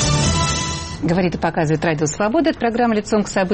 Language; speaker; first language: Russian; native; Russian